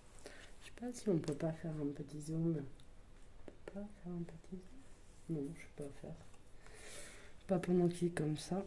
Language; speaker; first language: French; native; French